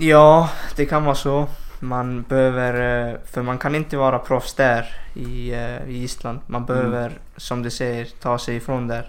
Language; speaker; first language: Swedish; non-native, fluent; Icelandic